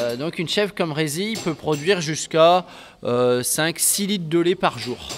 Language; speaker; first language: French; native; French